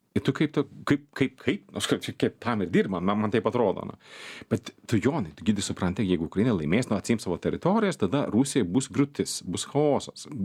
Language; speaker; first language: Lithuanian; non-native, fluent; Swedish